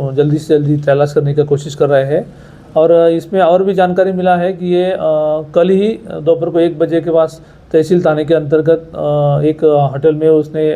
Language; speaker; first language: Hindi; non-native, local second language; Marathi